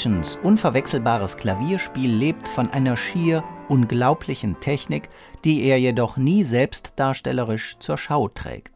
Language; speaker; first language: German; native; German